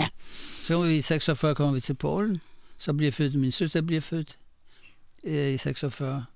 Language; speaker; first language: Danish; non-native, fluent; Polish